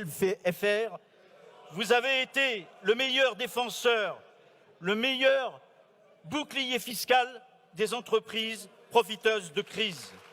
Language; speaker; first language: French; native; French